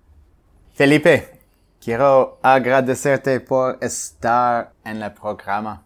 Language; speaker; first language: Spanish; non-native, learner; English